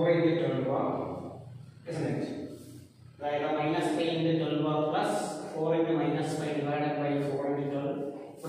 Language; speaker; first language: English; non-native, local second language; Malayalam